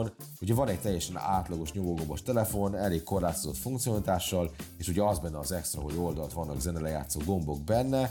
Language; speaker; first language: Hungarian; native; Hungarian